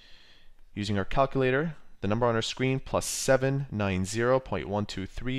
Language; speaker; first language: English; native; English